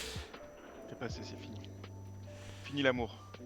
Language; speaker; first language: French; native; French